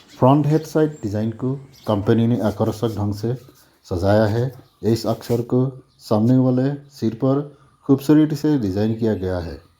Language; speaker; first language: Hindi; non-native, local second language; Assamese